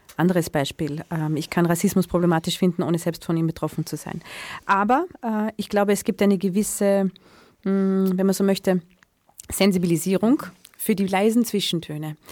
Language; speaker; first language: German; native; German